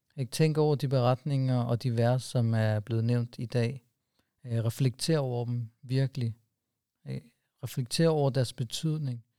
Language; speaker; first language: Danish; early bilingual, other home language; Urdu